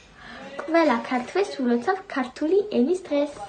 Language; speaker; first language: Georgian; early bilingual, heritage; Georgian